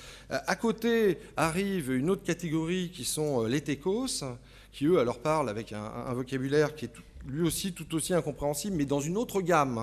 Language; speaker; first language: French; native; French